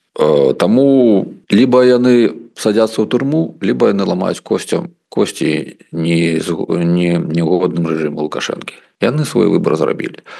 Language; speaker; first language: Belarusian; non-native, local second language; Russian